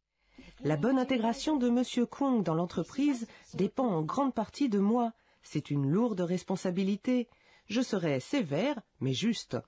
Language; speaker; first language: French; native; French